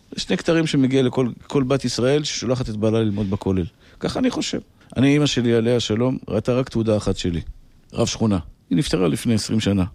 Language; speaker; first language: Hebrew; native; Hebrew